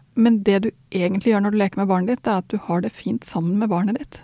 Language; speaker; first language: Norwegian; non-native, fluent; Swedish